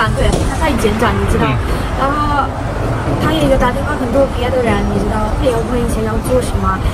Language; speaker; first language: Chinese; non-native, learner; Ukrainian